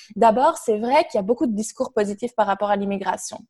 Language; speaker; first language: French; native; French